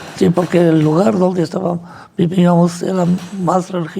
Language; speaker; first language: Spanish; non-native, fluent; Arabic